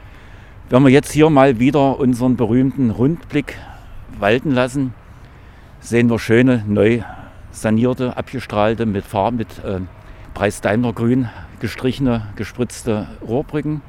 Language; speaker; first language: German; native; German